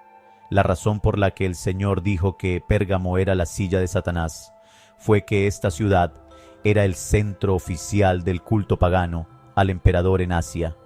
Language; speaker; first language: Spanish; native; Spanish